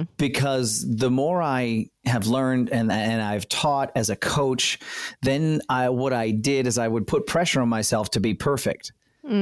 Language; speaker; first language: English; native; English